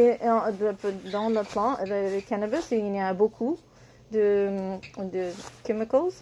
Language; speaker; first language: French; non-native, learner; English